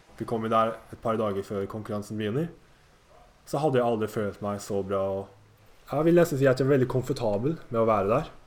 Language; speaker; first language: Norwegian; early bilingual, other home language; Japanese